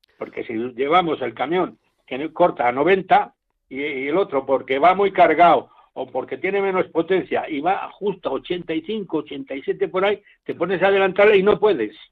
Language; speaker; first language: Spanish; native; Spanish